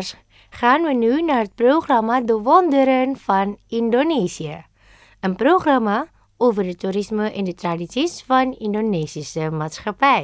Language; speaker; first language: Dutch; non-native, learner; Indonesian